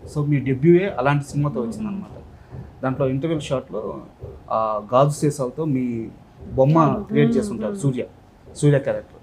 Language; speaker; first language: Telugu; native; Telugu